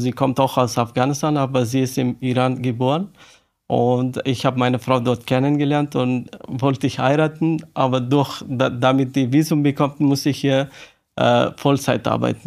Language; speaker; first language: German; non-native, learner; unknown